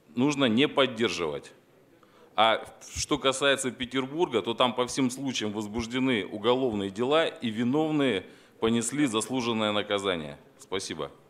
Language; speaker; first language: Russian; native; Russian